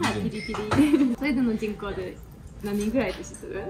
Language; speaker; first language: Japanese; non-native, fluent; Swedish